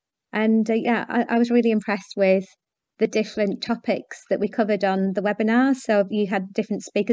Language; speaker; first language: English; native; English